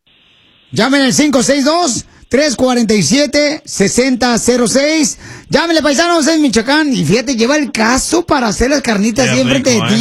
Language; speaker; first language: Spanish; native; Spanish